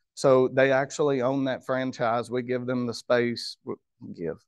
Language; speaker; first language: English; native; English